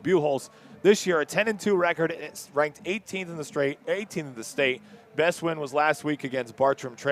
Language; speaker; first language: English; native; English